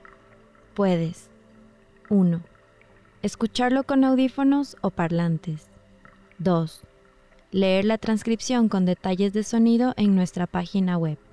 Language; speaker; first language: Spanish; native; Spanish